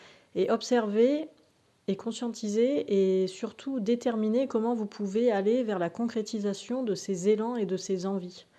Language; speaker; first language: French; native; French